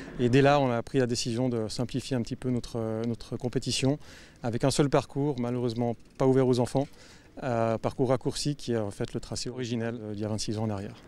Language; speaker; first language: French; native; French